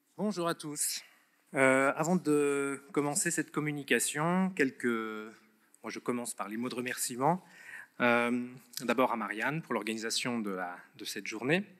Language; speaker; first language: French; native; French